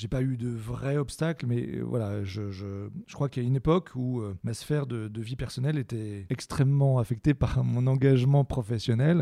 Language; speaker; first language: French; native; French